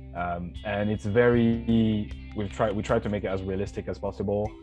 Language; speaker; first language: English; non-native, fluent; French